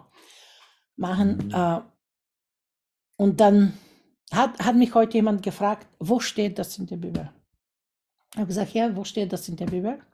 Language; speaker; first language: German; non-native, fluent; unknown